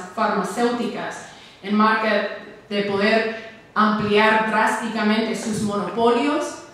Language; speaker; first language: Spanish; non-native, fluent; English